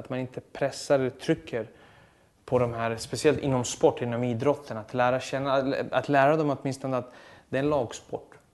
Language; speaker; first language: Swedish; early bilingual, other home language; Serbian